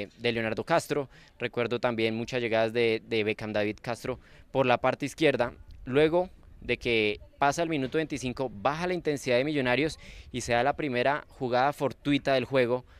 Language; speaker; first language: Spanish; native; Spanish